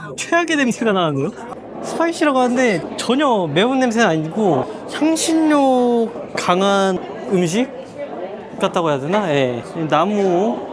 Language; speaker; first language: Korean; native; Korean